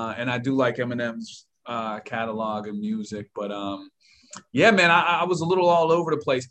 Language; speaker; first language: English; native; English